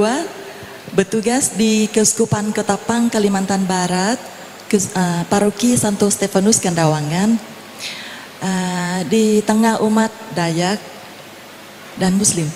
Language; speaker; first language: Indonesian; non-native, fluent; Vietnamese